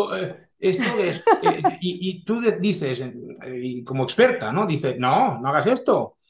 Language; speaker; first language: Spanish; early bilingual, heritage; French